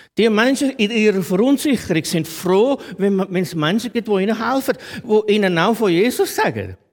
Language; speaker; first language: German; native; German